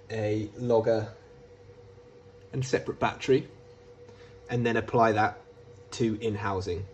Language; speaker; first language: English; native; English